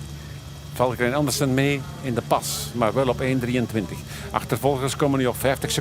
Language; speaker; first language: Dutch; native; Dutch